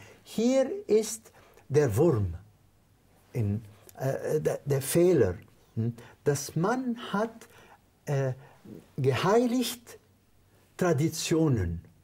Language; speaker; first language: German; non-native, fluent; Arabic